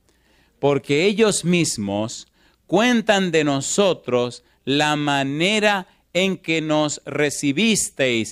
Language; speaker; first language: Spanish; native; Spanish